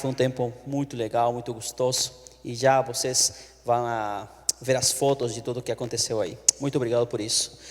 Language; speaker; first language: Portuguese; non-native, fluent; Spanish